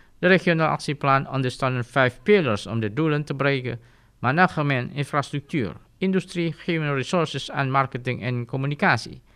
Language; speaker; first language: Dutch; non-native, fluent; Indonesian